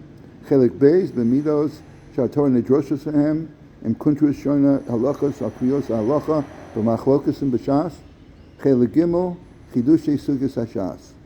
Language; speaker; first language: Hebrew; non-native, fluent; English